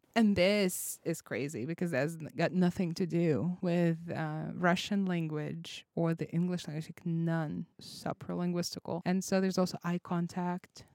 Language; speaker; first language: English; non-native, fluent; Russian